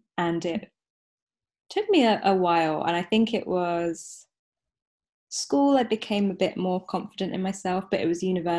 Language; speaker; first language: English; native; English